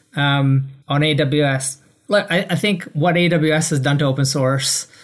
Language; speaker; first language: English; native; English